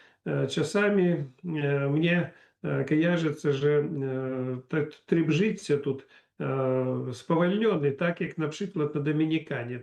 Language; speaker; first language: Polish; non-native, learner; Belarusian